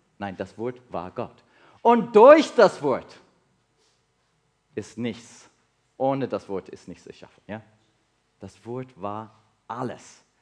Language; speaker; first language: German; non-native, learner; English